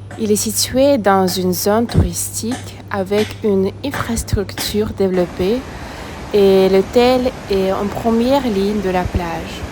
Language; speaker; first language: French; non-native, fluent; Russian